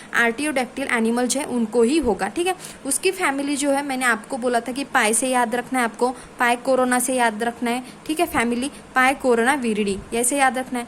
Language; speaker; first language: Hindi; non-native, local second language; Marathi